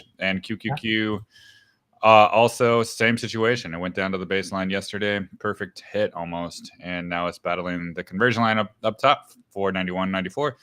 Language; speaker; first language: English; native; English